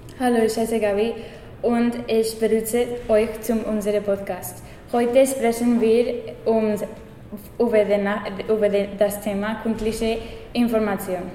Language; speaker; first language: German; non-native, learner; Spanish